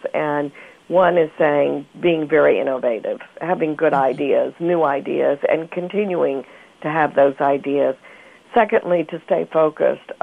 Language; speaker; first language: English; native; English